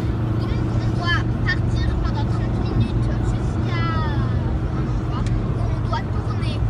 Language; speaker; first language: French; native; French